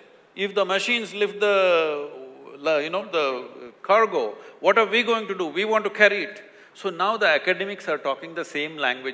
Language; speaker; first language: English; non-native, local second language; Kannada